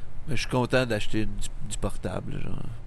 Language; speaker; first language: French; native; French